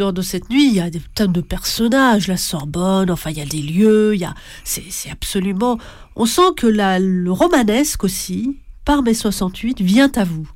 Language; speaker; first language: French; native; French